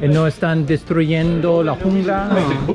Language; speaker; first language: Spanish; non-native, learner; English